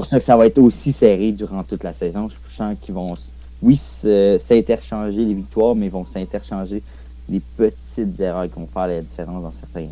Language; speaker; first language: French; native; French